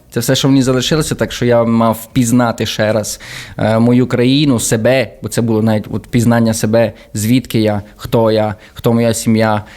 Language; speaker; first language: Ukrainian; early bilingual, heritage; Ukrainian